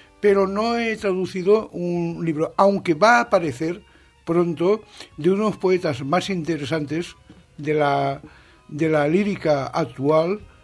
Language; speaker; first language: Spanish; non-native, local second language; Catalan